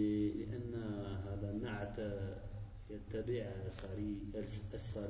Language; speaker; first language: Arabic; non-native, learner; French